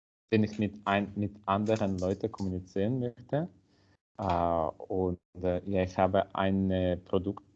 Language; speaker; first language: German; non-native, learner; Italian